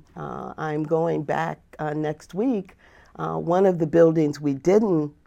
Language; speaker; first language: English; native; English